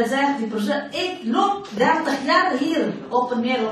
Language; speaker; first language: Dutch; non-native, learner; Indonesian